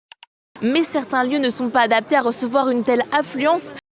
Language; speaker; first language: French; native; French